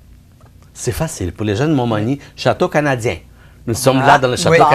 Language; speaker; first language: French; non-native, fluent; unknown